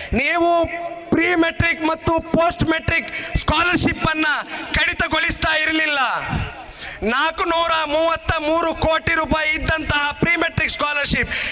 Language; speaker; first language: Kannada; native; Kannada